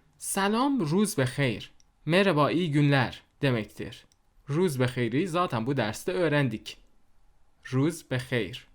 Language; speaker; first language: Turkish; non-native, fluent; Persian